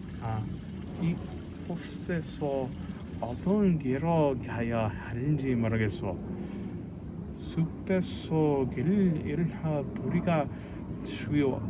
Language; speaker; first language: Korean; non-native, learner; English